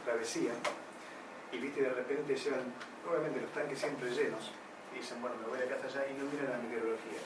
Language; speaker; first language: Spanish; native; Spanish